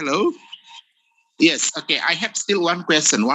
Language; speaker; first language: English; non-native, fluent; Indonesian